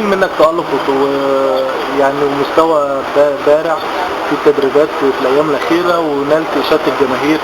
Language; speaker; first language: Arabic; native; Arabic